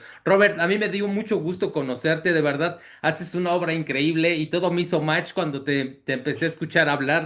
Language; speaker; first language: Spanish; native; Spanish